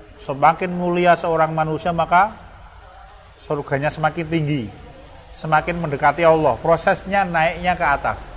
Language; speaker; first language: Indonesian; non-native, local second language; Javanese